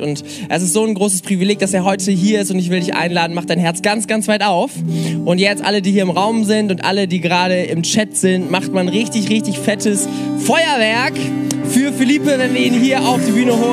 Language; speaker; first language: German; native; German